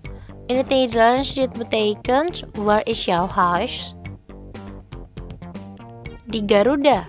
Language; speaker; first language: Dutch; non-native, learner; Indonesian